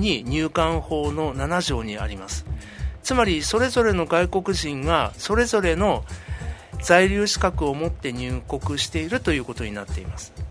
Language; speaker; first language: Japanese; native; Japanese